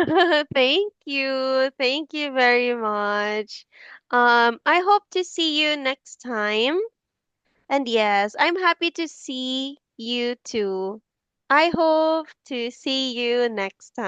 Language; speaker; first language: English; non-native, fluent; Filipino